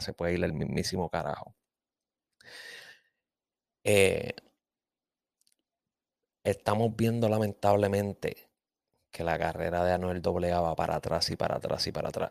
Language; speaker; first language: Spanish; native; Spanish